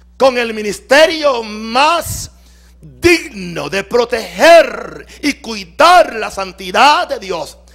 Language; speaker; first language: Spanish; native; Spanish